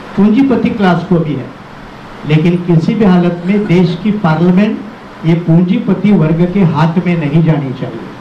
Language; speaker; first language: Hindi; non-native, local second language; Marathi